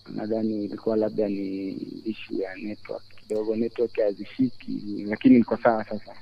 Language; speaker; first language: Swahili; non-native, local second language; Luyia